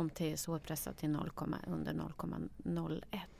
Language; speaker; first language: Swedish; native; Swedish